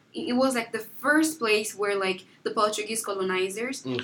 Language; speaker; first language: English; non-native, fluent; Portuguese